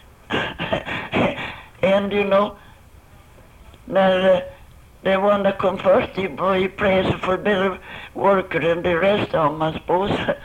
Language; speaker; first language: English; non-native, fluent; Swedish